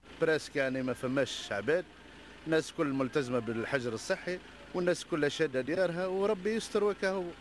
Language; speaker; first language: Arabic; native; Arabic